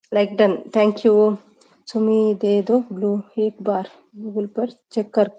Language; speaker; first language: Hindi; non-native, local second language; Kannada